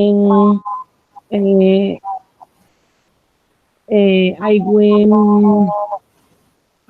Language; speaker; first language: English; non-native, learner; Spanish